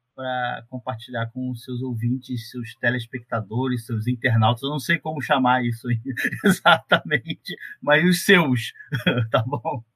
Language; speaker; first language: Portuguese; native; Portuguese